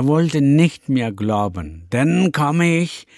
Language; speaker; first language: German; non-native, learner; Tamil